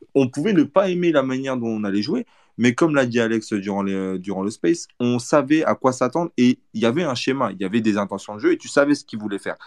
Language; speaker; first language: French; early bilingual, other home language; Portuguese